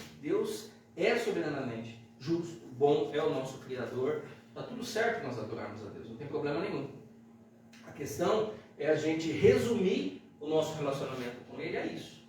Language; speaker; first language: Portuguese; native; Portuguese